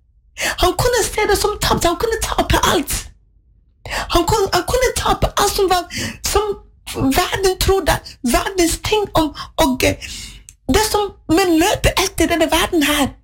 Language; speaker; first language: Norwegian; non-native, fluent; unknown